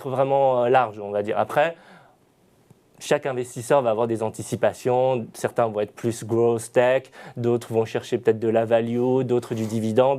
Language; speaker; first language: French; native; French